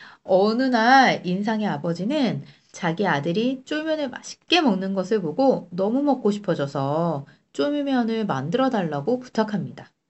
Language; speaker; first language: Korean; native; Korean